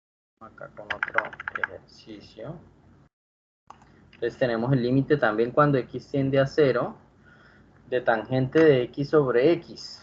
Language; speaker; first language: Spanish; native; Spanish